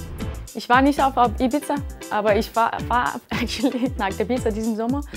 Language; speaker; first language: German; non-native, learner; Danish